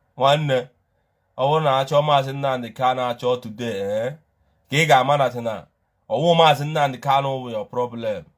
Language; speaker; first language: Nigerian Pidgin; non-native, local second language; Igbo